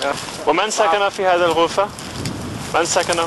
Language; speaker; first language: Arabic; non-native, learner; English